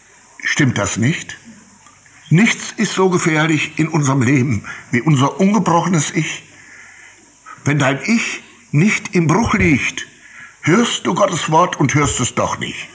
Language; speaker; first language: German; native; German